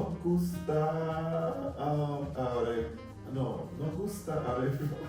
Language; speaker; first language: Spanish; non-native, learner; English